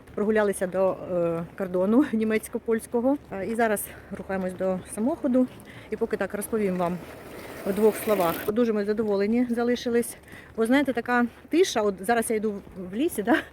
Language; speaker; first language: Ukrainian; non-native, local second language; Russian